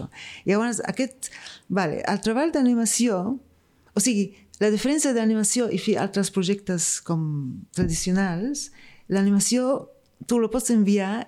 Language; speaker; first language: Catalan; non-native, fluent; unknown